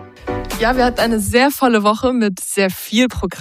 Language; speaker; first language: German; native; German